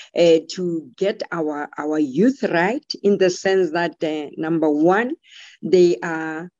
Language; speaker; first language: English; non-native, local second language; Tswana